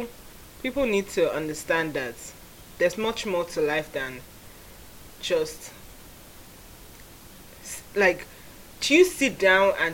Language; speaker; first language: English; non-native, local second language; Igbo